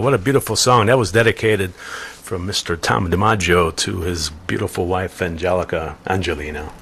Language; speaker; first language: English; native; English